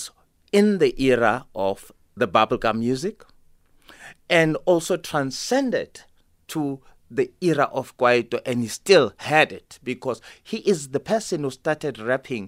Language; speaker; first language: English; non-native, local second language; Zulu